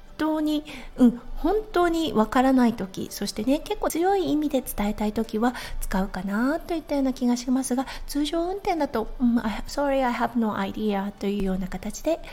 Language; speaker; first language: Japanese; native; Japanese